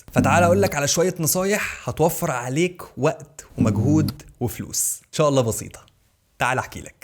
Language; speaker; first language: Arabic; native; Arabic